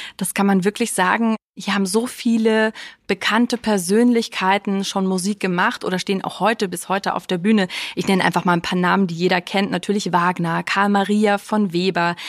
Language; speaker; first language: German; native; German